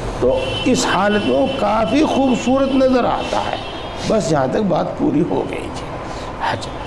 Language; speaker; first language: Urdu; native; Urdu